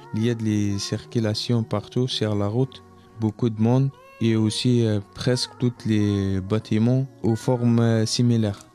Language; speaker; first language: French; non-native, local second language; Arabic